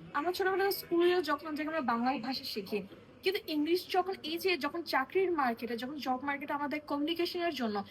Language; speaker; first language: Bangla; non-native, local second language; Marma